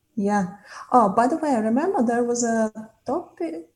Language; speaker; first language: English; non-native, fluent; Russian